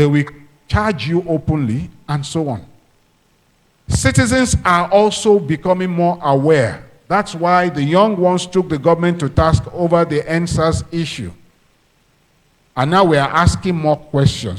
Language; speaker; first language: English; non-native, local second language; Yoruba